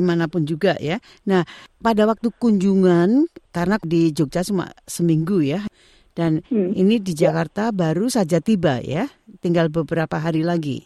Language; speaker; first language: Indonesian; native; Indonesian